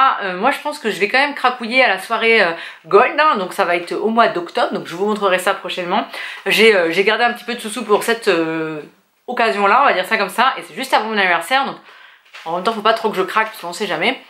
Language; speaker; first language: French; native; French